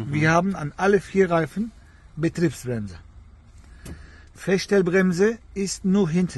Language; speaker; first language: German; non-native, fluent; Turkish